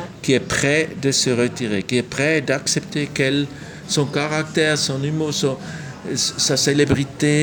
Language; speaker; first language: French; non-native, local second language; German